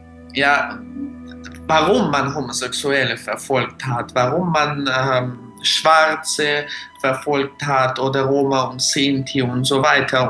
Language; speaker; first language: German; non-native, fluent; Russian